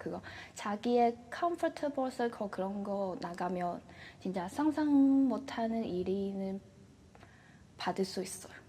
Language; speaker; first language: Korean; non-native, learner; Chinese